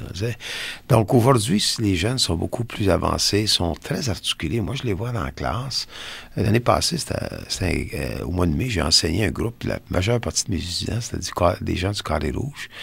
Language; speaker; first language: French; non-native, local second language; English